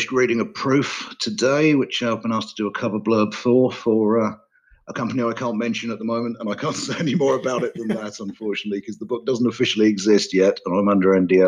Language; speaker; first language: English; native; English